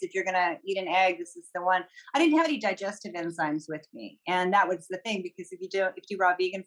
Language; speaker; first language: English; native; English